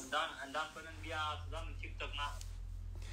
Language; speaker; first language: German; non-native, learner; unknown